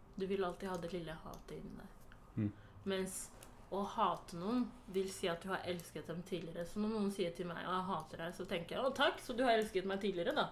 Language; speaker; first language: Norwegian; early bilingual, other home language; Swahili